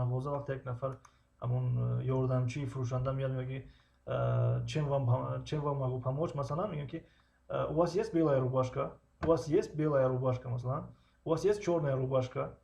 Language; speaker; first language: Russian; non-native, local second language; Tajik